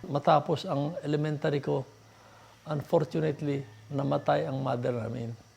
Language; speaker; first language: Filipino; non-native, local second language; Iloko